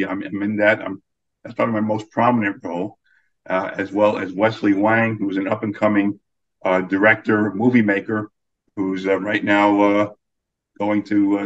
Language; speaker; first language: English; native; English